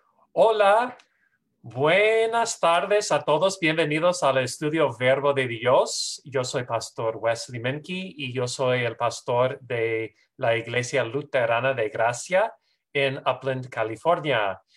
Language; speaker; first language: Spanish; non-native, fluent; English